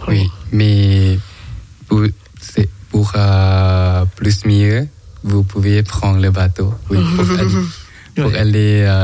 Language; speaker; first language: French; non-native, learner; Thai